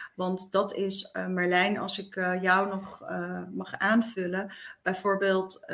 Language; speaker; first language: Dutch; native; Dutch